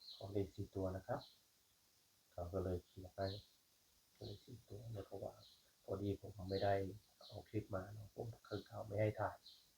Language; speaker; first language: Thai; native; Thai